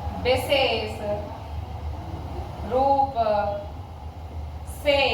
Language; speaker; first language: Hindi; native; Hindi